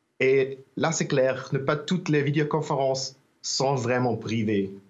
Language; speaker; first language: French; non-native, learner; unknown